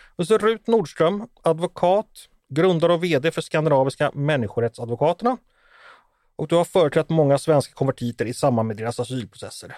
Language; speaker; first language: Swedish; native; Swedish